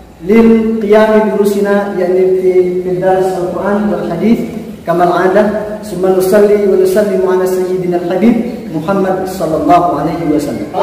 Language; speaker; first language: Arabic; non-native, fluent; Indonesian